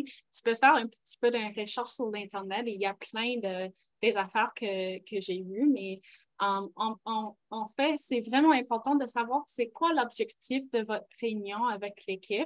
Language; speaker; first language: French; non-native, local second language; English